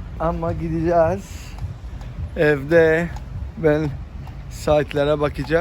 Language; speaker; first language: Turkish; non-native, learner; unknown